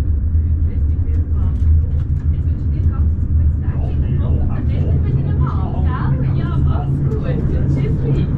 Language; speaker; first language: German; native; German